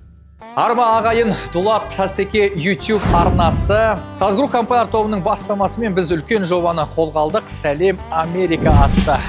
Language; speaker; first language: Kazakh; native; Kazakh